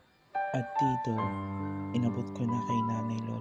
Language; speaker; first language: Filipino; native; Filipino